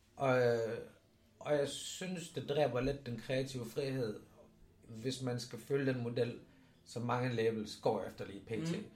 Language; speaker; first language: Danish; native; Danish